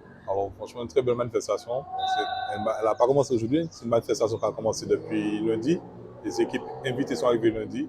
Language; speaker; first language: French; native; French